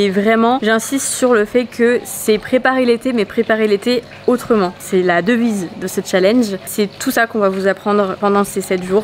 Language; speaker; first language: French; native; French